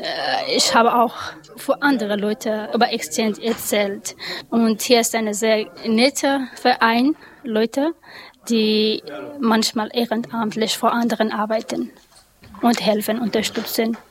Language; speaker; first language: German; non-native, learner; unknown